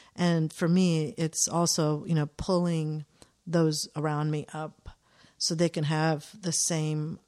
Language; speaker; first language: English; native; English